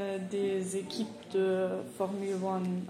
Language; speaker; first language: French; non-native, learner; German